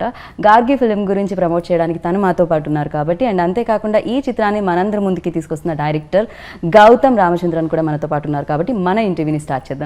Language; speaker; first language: Telugu; native; Telugu